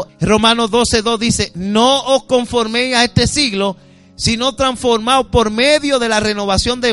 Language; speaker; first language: Spanish; native; Spanish